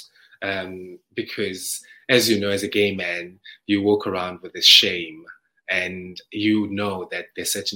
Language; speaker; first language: English; non-native, local second language; Zulu